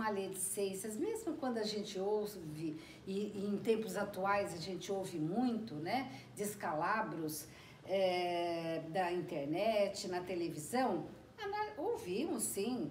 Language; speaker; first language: Portuguese; native; Portuguese